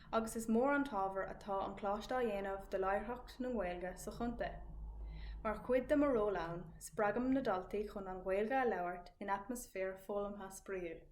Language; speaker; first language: Irish; non-native, local second language; English